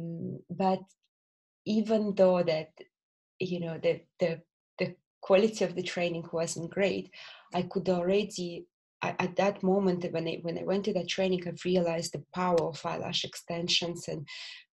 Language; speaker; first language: English; non-native, fluent; Russian